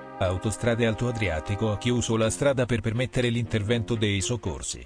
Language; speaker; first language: Italian; native; Italian